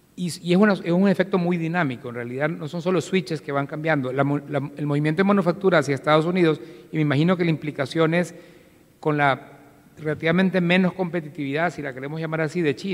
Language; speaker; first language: Spanish; native; Spanish